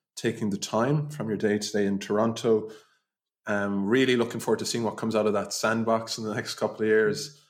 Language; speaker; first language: English; native; English